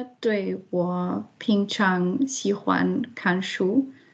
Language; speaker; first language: Chinese; non-native, learner; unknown